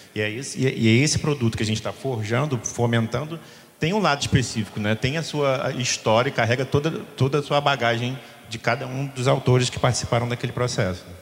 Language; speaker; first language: Portuguese; native; Portuguese